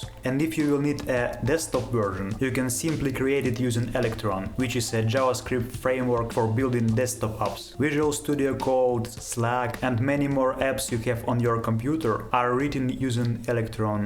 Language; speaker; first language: English; non-native, fluent; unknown